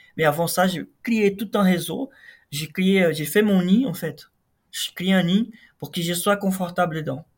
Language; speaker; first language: French; non-native, fluent; Portuguese